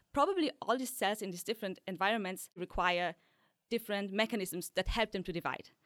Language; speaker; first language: English; early bilingual, other home language; Polish